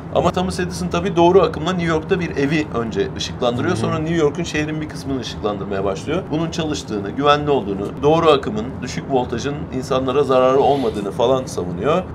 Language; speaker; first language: Turkish; native; Turkish